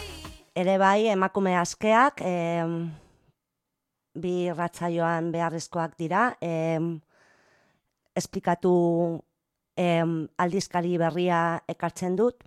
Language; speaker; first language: Basque; non-native, local second language; Spanish